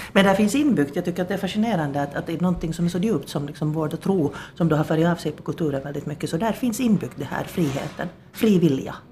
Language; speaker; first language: Swedish; native; Swedish